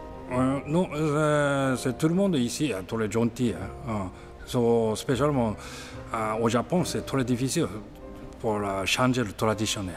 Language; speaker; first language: French; non-native, learner; Japanese